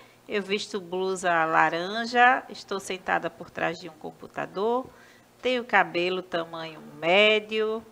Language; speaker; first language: Portuguese; native; Portuguese